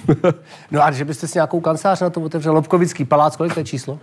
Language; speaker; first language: Czech; native; Czech